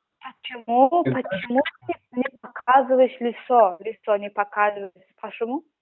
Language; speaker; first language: Russian; non-native, learner; Turkmen